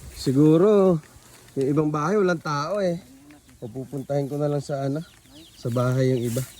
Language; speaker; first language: Filipino; non-native, local second language; Hiligaynon